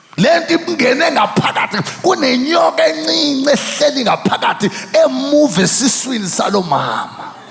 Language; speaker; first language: Zulu; non-native, local second language; Xhosa